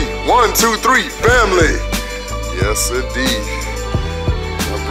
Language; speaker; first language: English; native; English